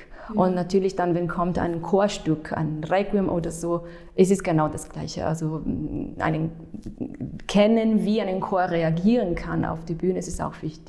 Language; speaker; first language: German; non-native, fluent; Italian